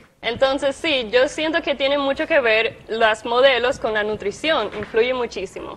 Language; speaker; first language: Spanish; native; Spanish